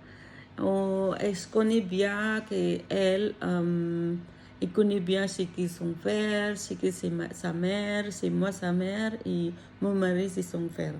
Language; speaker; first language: French; non-native, learner; Filipino